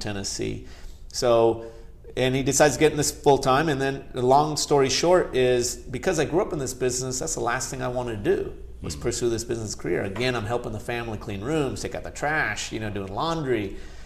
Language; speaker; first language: English; early bilingual, other home language; Gujarati